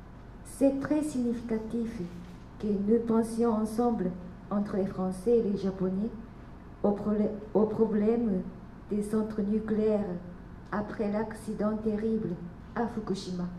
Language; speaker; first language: French; non-native, fluent; Japanese